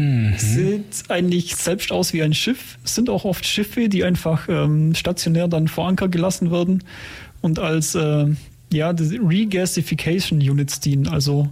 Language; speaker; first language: German; native; German